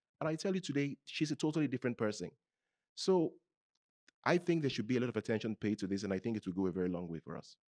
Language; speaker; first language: English; non-native, local second language; Yoruba